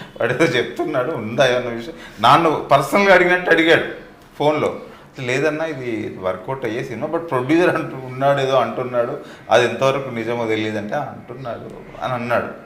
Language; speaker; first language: Telugu; native; Telugu